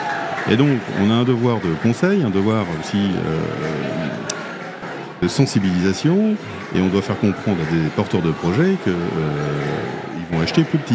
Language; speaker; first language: French; native; French